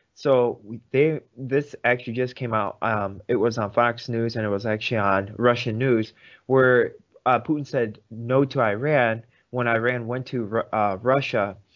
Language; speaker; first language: English; early bilingual, other home language; Russian